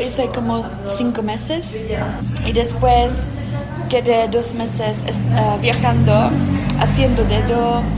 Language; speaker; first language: Spanish; non-native, fluent; Czech